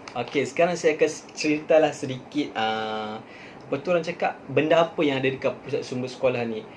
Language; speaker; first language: Malay; native; Malay